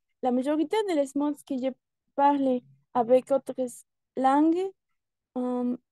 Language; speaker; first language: French; non-native, learner; Spanish